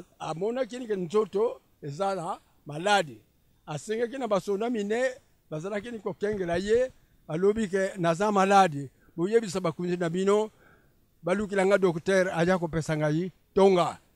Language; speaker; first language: Lingala; non-native, local second language; Kongo